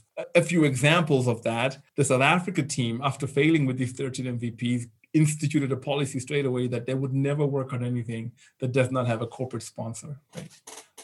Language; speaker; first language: English; non-native, local second language; Shona